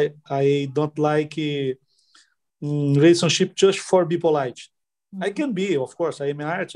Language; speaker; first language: English; non-native, learner; Portuguese